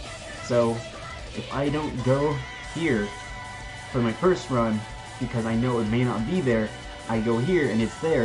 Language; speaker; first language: English; native; English